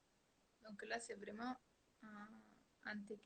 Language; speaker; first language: French; non-native, fluent; Italian